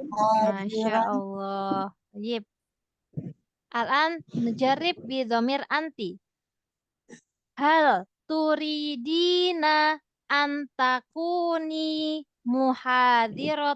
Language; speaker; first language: Arabic; non-native, fluent; Indonesian